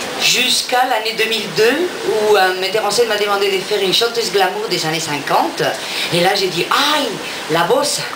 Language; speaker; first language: French; non-native, fluent; Spanish